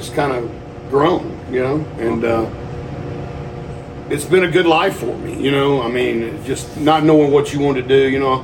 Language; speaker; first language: English; native; English